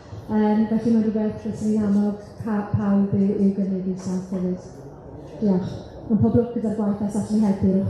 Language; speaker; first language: Welsh; native; Welsh